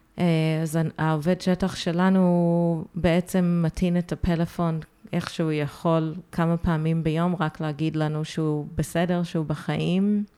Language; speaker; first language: Hebrew; early bilingual, heritage; Hebrew